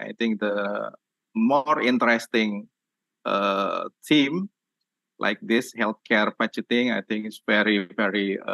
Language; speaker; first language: English; non-native, learner; Indonesian